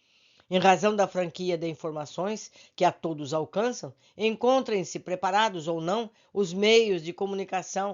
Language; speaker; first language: Portuguese; native; Portuguese